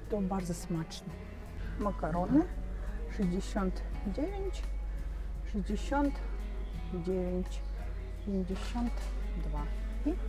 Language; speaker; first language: Polish; non-native, learner; Russian